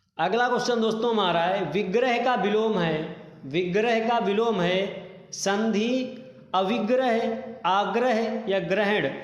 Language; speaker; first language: Hindi; native; Hindi